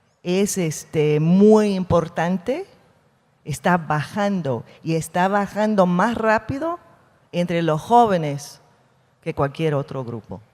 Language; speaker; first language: Spanish; non-native, fluent; English